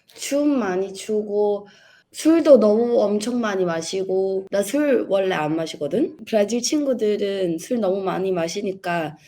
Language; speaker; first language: Korean; early bilingual, heritage; Portuguese